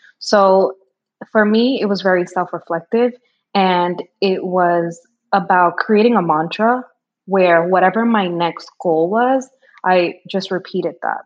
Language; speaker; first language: English; early bilingual, other home language; Spanish